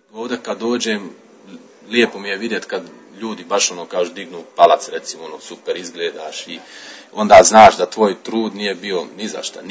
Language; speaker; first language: Serbian; early bilingual, heritage; Serbian